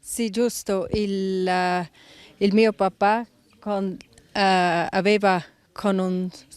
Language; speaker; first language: Italian; non-native, local second language; German